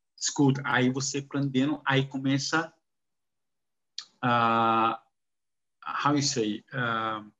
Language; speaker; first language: Portuguese; non-native, learner; Arabic